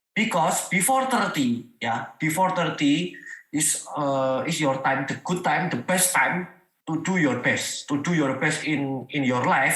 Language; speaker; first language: English; non-native, learner; Indonesian